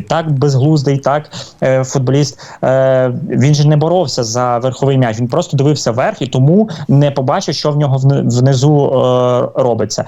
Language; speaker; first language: Ukrainian; native; Ukrainian